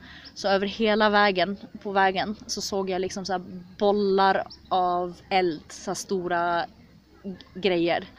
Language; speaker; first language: Swedish; early bilingual, other home language; Kurdish